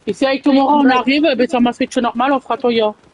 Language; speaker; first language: French; native; French